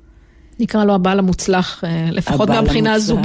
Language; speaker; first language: Hebrew; native; Hebrew